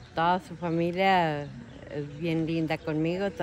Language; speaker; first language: Spanish; native; Spanish